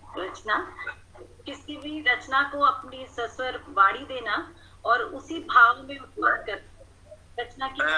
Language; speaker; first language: Hindi; native; Hindi